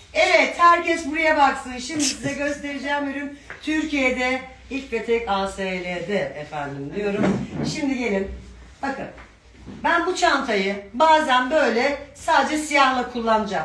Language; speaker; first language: Turkish; native; Turkish